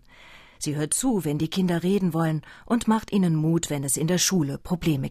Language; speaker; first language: German; native; German